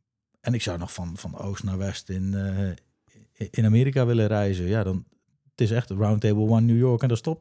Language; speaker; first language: Dutch; native; Dutch